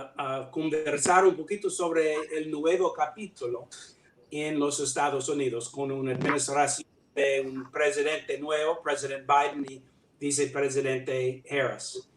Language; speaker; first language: Spanish; non-native, fluent; English